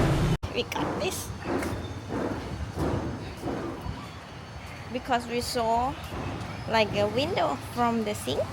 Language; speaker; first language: English; non-native, learner; Thai